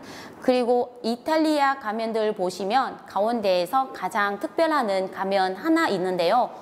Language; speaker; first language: Korean; non-native, fluent; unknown